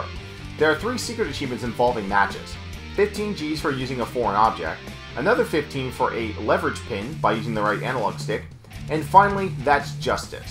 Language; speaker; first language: English; native; English